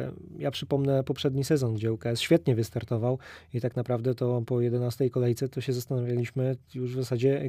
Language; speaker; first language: Polish; native; Polish